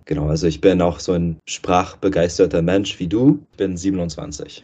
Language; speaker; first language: German; non-native, fluent; English